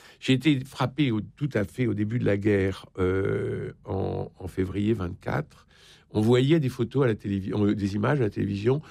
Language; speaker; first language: French; native; French